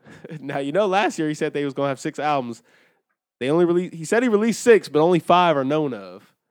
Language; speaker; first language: English; native; English